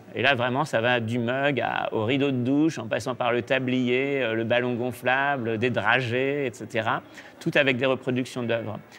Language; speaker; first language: French; native; French